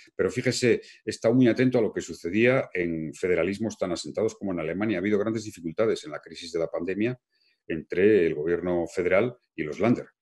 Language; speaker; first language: Spanish; native; Spanish